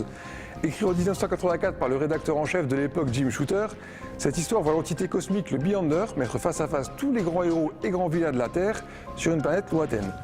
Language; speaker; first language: French; native; French